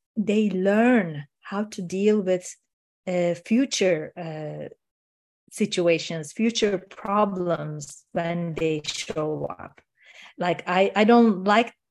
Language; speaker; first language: English; non-native, fluent; Turkish